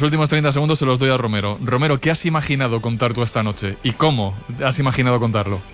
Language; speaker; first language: Spanish; native; Spanish